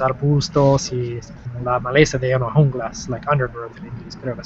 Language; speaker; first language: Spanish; non-native, fluent; English